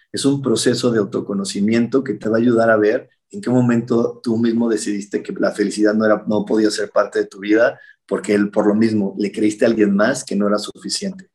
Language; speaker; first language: Spanish; native; Spanish